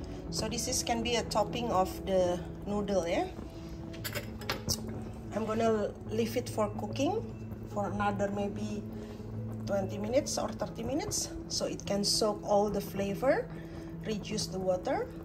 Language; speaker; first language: English; non-native, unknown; Indonesian